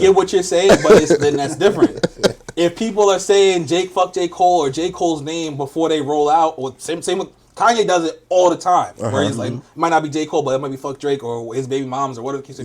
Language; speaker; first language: English; native; English